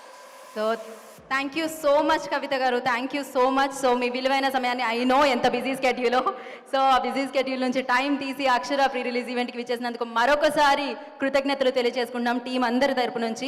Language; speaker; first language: Telugu; native; Telugu